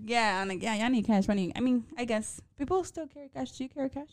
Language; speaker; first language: English; early bilingual, other home language; Spanish